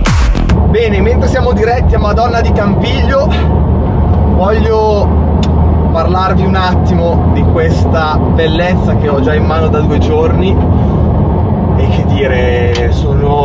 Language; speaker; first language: Italian; native; Italian